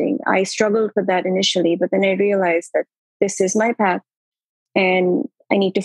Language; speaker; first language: English; non-native, local second language; Urdu